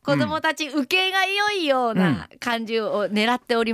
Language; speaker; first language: Japanese; native; Japanese